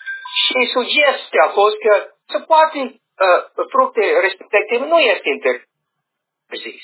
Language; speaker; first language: Romanian; non-native, learner; English